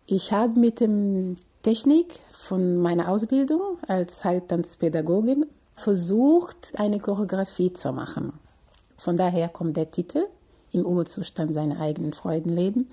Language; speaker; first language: German; non-native, fluent; Portuguese